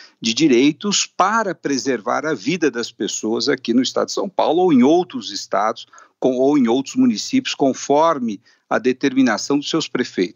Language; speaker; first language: Portuguese; native; Portuguese